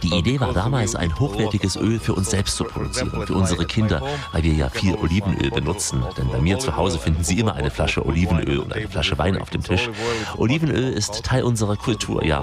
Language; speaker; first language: German; native; German